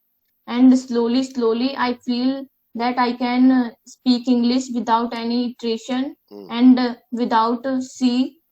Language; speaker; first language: English; non-native, learner; Hindi